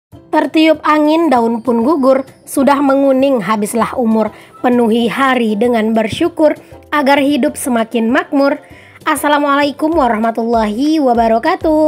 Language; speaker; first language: Indonesian; native; Indonesian